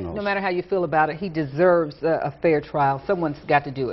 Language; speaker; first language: English; native; English